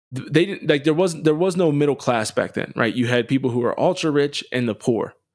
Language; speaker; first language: English; native; English